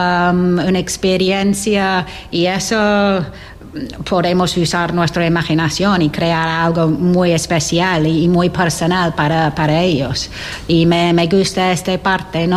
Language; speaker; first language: Spanish; non-native, learner; English